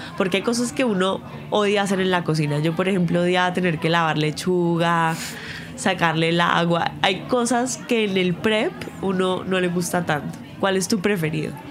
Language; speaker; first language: Spanish; native; Spanish